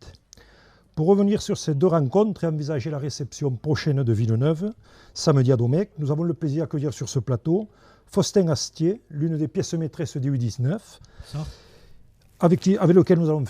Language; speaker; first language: French; native; French